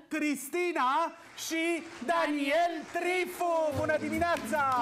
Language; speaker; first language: Romanian; native; Romanian